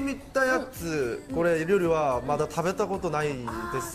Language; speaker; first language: Japanese; non-native, fluent; Korean